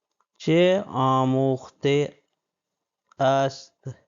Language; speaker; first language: Persian; non-native, fluent; Urdu